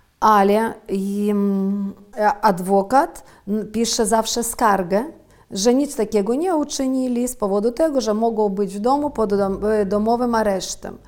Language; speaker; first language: Polish; early bilingual, heritage; Polish